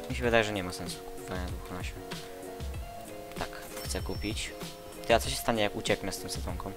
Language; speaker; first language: Polish; native; Polish